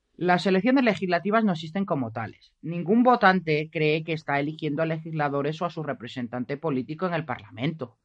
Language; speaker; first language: Spanish; native; Spanish